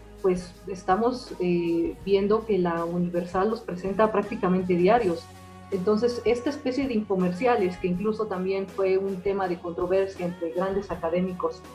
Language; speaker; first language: Spanish; native; Spanish